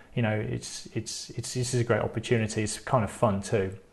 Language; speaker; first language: English; native; English